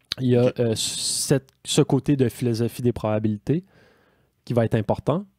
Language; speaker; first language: French; native; French